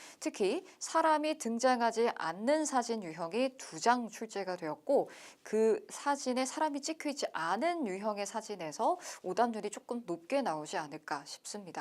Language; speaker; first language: Korean; native; Korean